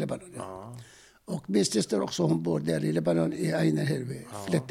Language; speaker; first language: Swedish; non-native, fluent; Arabic